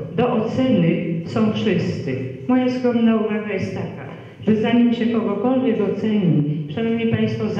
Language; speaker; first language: Polish; native; Polish